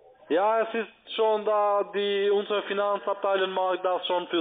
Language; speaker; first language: German; non-native, learner; Italian